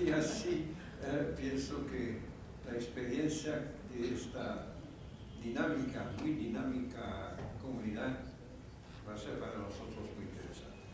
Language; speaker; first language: Spanish; non-native, fluent; French